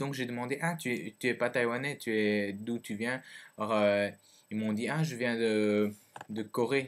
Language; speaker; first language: French; early bilingual, other home language; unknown